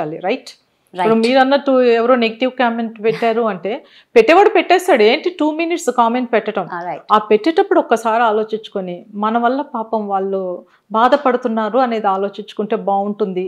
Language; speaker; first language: Telugu; native; Telugu